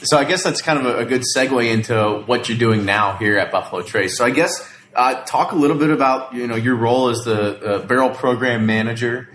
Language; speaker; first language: English; native; English